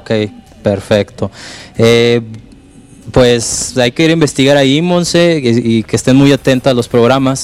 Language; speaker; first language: Spanish; native; Spanish